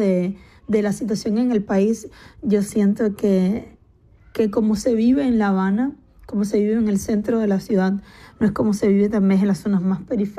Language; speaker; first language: Spanish; native; Spanish